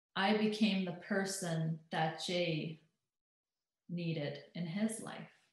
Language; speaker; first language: English; native; English